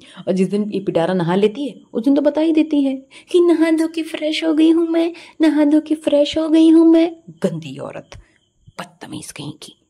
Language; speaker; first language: Hindi; native; Hindi